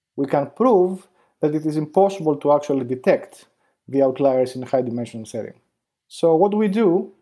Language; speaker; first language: English; non-native, fluent; Greek